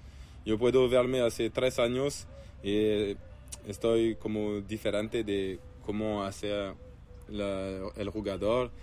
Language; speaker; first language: Spanish; non-native, learner; French